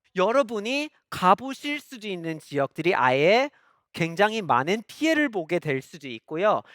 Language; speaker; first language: Korean; non-native, fluent; English